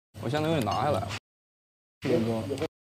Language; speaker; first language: Chinese; native; Chinese